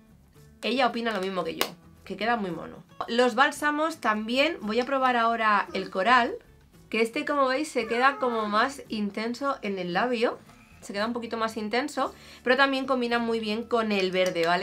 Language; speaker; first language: Spanish; native; Spanish